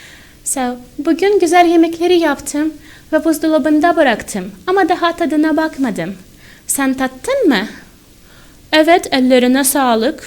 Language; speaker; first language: Turkish; non-native, fluent; Russian